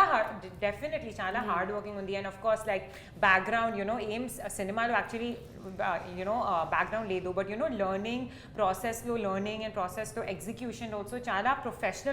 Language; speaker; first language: Telugu; non-native, learner; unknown